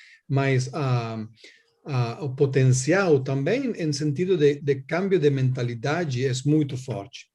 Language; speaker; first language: Portuguese; non-native, learner; Italian